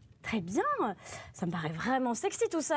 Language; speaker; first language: French; native; French